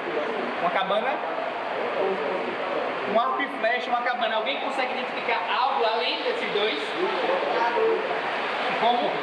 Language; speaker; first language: Portuguese; native; Portuguese